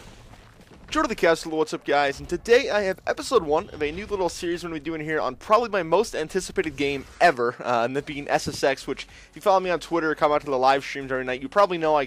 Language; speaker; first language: English; native; English